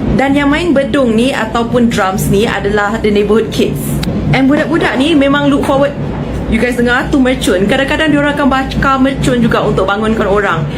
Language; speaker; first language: Malay; native; Malay